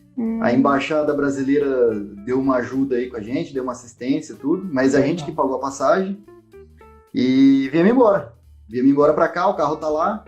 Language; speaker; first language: Portuguese; native; Portuguese